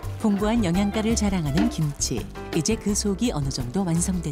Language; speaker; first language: Korean; native; Korean